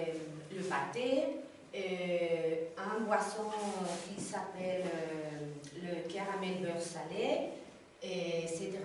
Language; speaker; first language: French; non-native, learner; Spanish